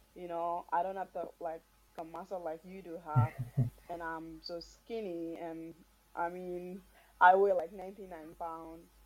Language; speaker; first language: English; non-native, fluent; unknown